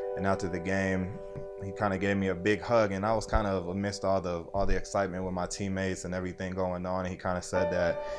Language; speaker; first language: English; native; English